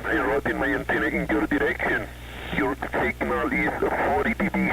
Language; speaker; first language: English; non-native, learner; Spanish